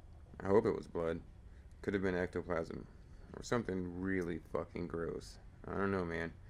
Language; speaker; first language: English; native; English